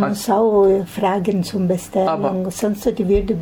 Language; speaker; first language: German; non-native, learner; Italian